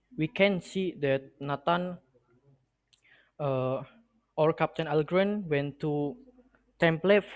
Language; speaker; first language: English; non-native, learner; Indonesian